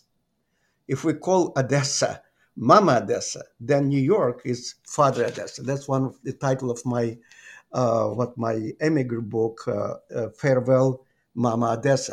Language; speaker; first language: English; non-native, fluent; Ukrainian